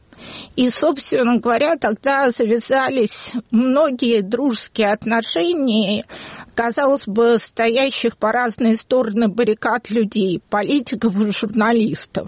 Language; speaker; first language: Russian; native; Russian